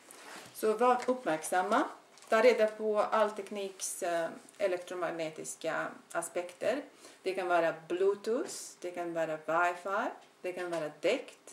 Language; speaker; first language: Swedish; non-native, fluent; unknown